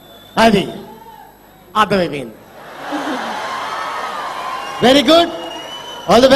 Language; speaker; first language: Telugu; native; Telugu